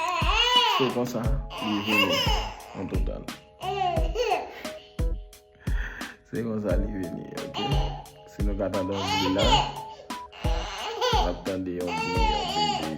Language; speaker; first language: French; non-native, learner; Haitian Creole